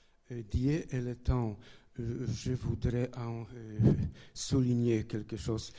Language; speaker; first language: French; non-native, learner; Polish